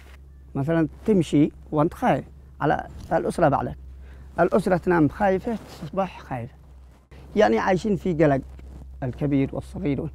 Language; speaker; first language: Arabic; native; Arabic